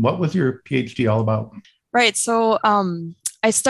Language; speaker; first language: English; non-native, fluent; German